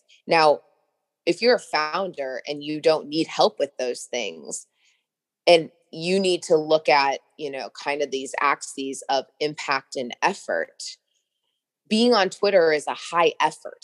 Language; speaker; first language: English; native; English